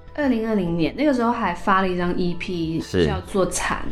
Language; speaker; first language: Chinese; non-native, local second language; Cantonese